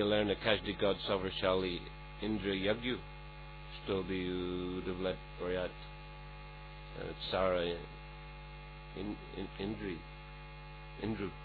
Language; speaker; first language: Russian; non-native, fluent; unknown